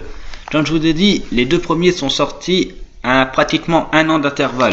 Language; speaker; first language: French; native; French